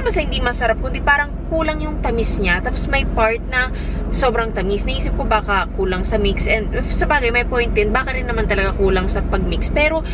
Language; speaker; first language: Filipino; native; Filipino